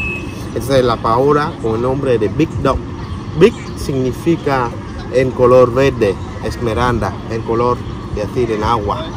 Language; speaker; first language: Spanish; non-native, fluent; Vietnamese